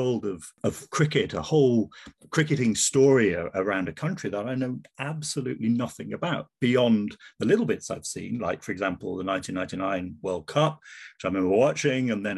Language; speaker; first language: English; native; English